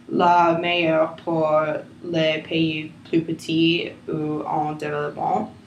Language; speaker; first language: French; non-native, learner; English